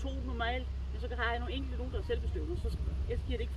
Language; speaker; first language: Danish; native; Danish